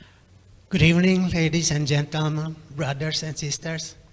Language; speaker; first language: English; non-native, fluent; Indonesian